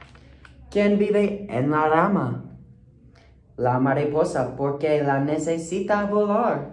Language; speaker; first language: Spanish; non-native, learner; English